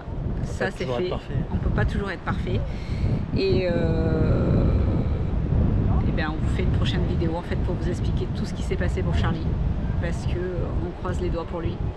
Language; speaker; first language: French; native; French